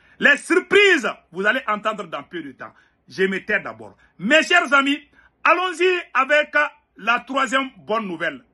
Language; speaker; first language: French; non-native, local second language; Bambara